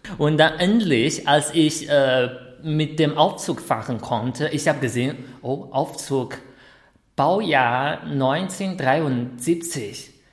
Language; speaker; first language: German; non-native, fluent; Chinese